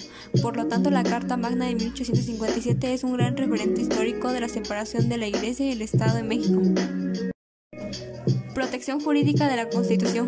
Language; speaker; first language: Spanish; native; Spanish